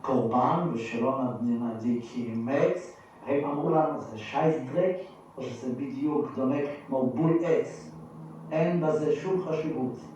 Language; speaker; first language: Hebrew; non-native, fluent; Yiddish